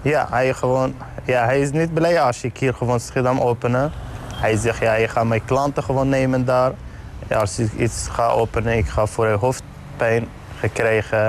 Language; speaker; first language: Dutch; non-native, learner; Arabic